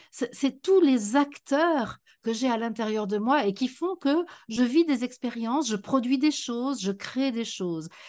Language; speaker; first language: French; native; French